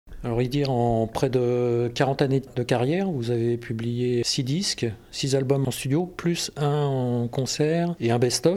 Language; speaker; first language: French; native; French